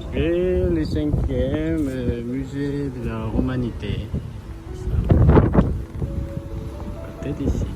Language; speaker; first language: French; non-native, learner; Korean